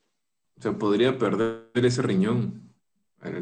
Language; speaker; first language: Spanish; native; Spanish